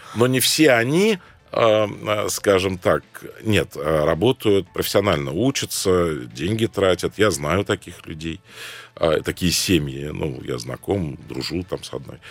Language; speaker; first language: Russian; non-native, fluent; Arabic